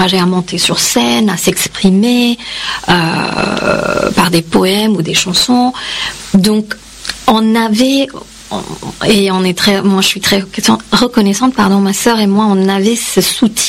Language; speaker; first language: French; non-native, fluent; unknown